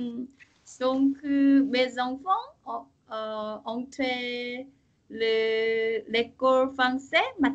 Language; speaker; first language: French; non-native, learner; Korean